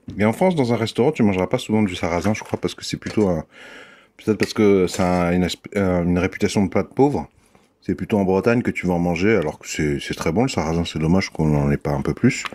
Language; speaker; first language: French; native; French